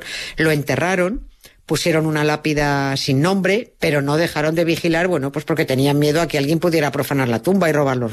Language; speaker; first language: Spanish; native; Spanish